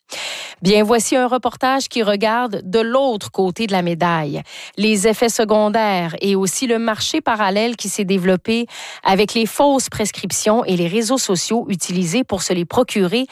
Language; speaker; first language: French; native; French